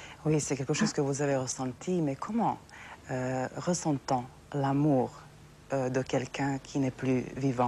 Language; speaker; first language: French; non-native, fluent; Serbian